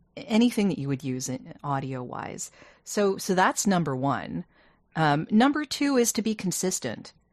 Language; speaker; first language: English; native; English